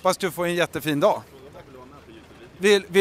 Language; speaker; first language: Swedish; native; Swedish